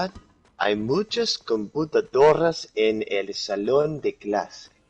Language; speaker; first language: Spanish; non-native, learner; English